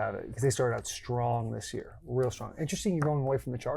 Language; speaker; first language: English; native; English